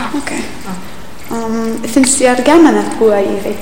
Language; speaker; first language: Icelandic; non-native, learner; English